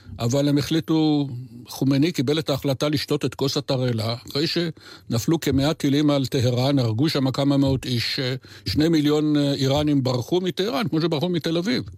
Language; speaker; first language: Hebrew; native; Hebrew